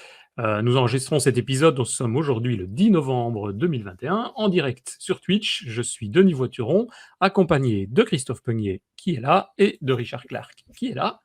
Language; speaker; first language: French; native; French